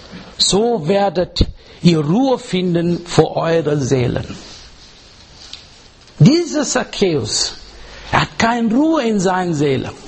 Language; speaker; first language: German; non-native, learner; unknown